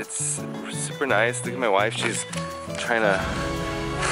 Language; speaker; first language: English; early bilingual, other home language; Korean